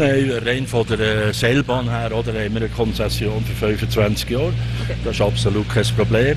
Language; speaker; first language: German; non-native, learner; Swiss German